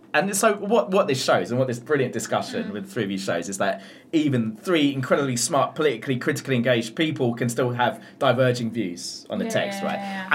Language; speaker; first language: English; native; English